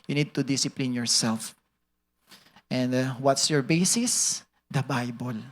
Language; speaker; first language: English; non-native, local second language; Filipino